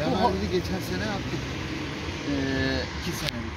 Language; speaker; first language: Turkish; native; Turkish